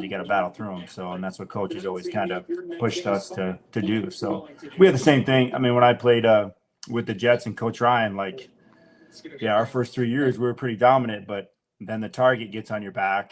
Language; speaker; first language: English; native; English